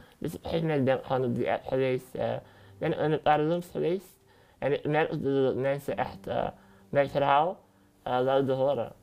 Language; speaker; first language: Dutch; early bilingual, other home language; Arabic